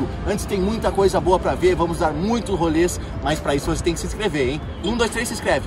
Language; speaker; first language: Portuguese; native; Portuguese